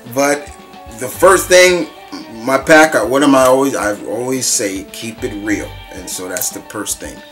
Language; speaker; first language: English; native; English